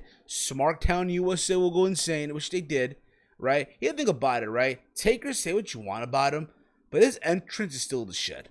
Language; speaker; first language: English; native; English